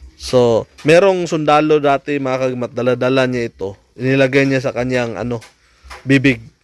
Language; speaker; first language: Filipino; non-native, local second language; Cebuano